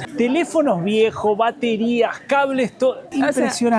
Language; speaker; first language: Spanish; native; Spanish